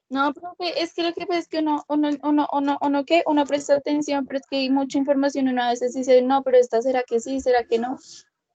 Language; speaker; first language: Spanish; native; Spanish